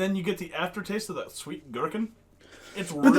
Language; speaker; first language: English; native; English